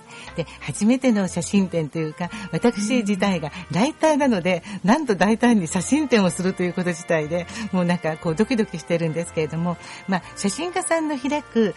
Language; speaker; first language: Japanese; native; Japanese